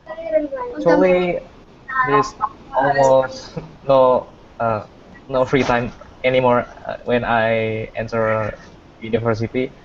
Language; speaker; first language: English; non-native, fluent; Indonesian